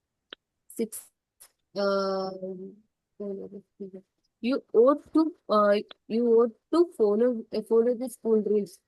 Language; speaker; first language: English; non-native, learner; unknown